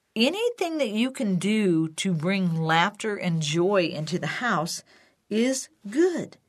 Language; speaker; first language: English; native; English